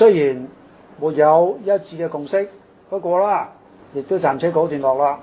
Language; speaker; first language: Chinese; non-native, local second language; Cantonese